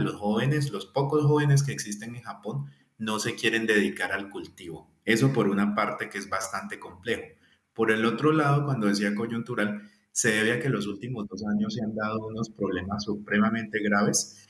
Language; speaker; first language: Spanish; native; Spanish